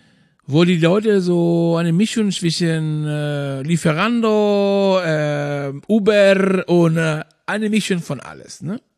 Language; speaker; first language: German; non-native, fluent; Spanish